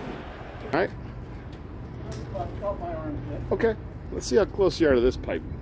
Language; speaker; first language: English; native; English